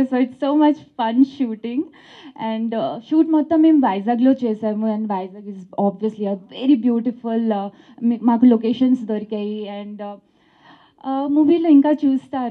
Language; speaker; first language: Telugu; non-native, learner; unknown